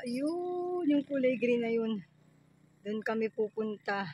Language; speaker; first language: Filipino; native; Filipino